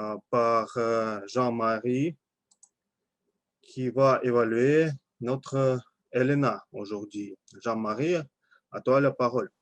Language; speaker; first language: French; non-native, learner; Russian